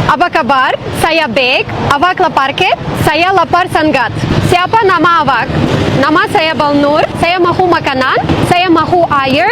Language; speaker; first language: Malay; non-native, learner; Kazakh